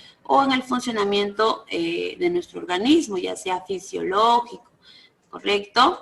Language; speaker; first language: Spanish; native; Spanish